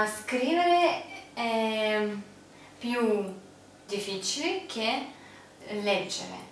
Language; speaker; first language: Italian; non-native, learner; English